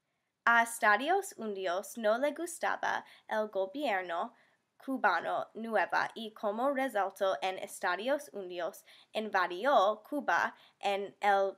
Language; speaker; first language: Spanish; non-native, learner; English